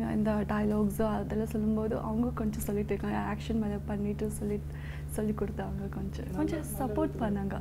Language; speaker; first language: Tamil; non-native, learner; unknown